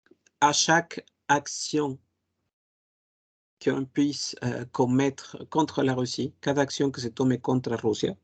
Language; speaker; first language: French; non-native, fluent; Spanish